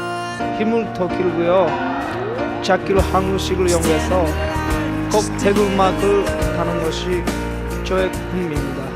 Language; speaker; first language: Korean; non-native, fluent; Japanese